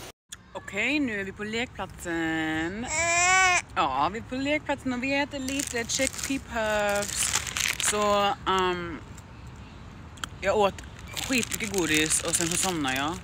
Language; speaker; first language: Swedish; early bilingual, heritage; Swedish